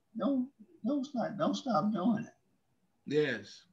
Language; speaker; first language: English; native; English